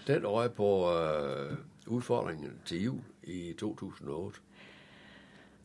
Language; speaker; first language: Danish; native; Danish